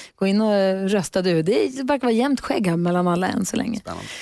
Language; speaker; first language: Swedish; native; Swedish